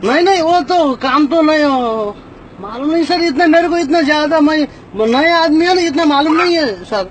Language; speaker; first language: Hindi; non-native, learner; Nepali